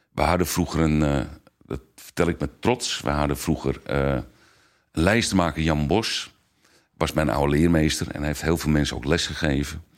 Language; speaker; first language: Dutch; native; Dutch